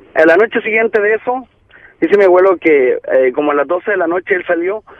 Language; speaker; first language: Spanish; native; Spanish